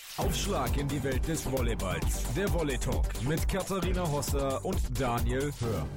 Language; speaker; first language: German; native; German